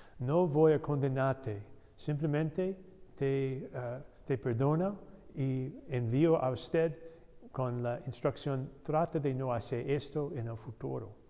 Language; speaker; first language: Spanish; non-native, learner; English